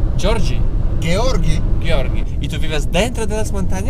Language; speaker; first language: Spanish; non-native, learner; Polish